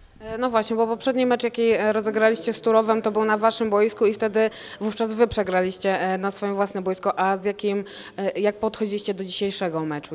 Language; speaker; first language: Polish; native; Polish